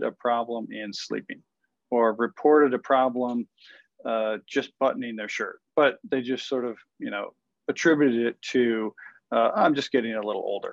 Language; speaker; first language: English; native; English